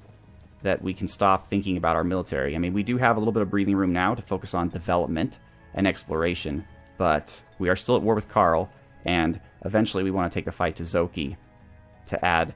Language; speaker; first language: English; native; English